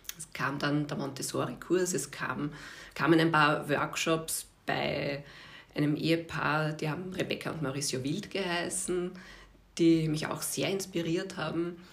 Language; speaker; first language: German; native; German